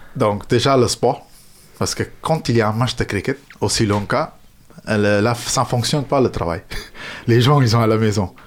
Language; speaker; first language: French; non-native, fluent; Sinhala